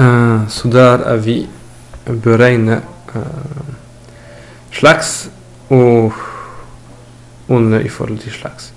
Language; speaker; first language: Norwegian; non-native, learner; French